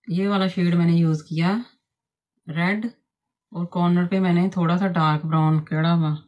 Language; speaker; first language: Urdu; non-native, local second language; Punjabi